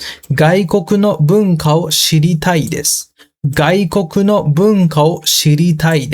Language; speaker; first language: Japanese; non-native, fluent; Sinhala